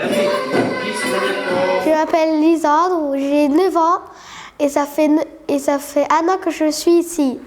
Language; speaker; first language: French; native; French